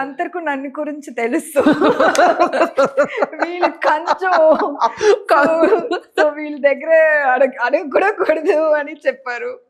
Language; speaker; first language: Telugu; non-native, local second language; Tamil